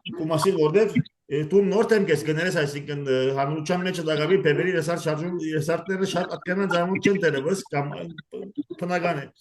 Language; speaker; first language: Armenian; early bilingual, heritage; Armenian